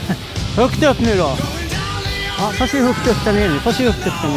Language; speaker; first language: Swedish; native; Swedish